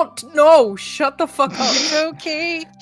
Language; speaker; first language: English; native; English